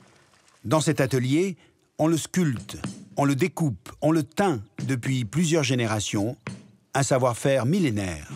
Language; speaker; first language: French; native; French